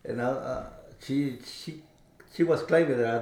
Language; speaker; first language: English; non-native, fluent; Spanish